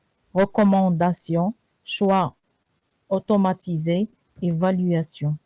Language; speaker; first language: French; non-native, learner; Arabic